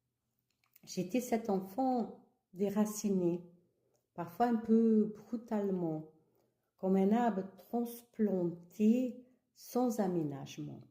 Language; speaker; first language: French; early bilingual, other home language; Kabuverdianu